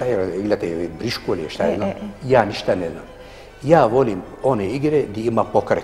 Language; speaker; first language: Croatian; non-native, fluent; Arabic